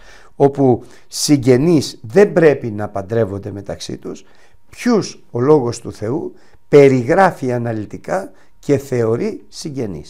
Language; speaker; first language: Greek; native; Greek